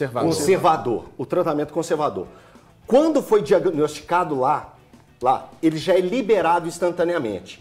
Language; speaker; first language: Portuguese; native; Portuguese